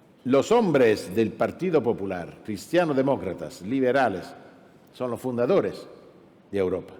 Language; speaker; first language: Spanish; non-native, fluent; Italian